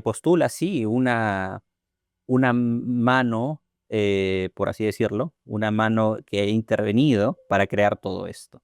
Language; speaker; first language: Spanish; native; Spanish